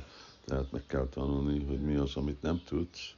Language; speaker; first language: Hungarian; early bilingual, heritage; Hungarian